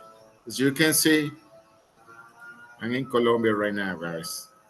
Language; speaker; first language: English; non-native, fluent; Spanish